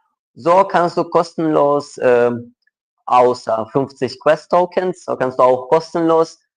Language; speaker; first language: German; non-native, local second language; Ukrainian